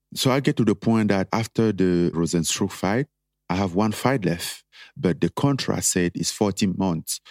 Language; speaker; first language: English; non-native, local second language; French